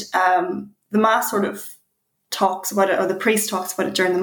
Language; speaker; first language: English; native; English